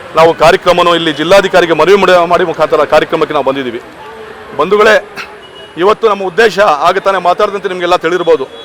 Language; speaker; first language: Kannada; native; Kannada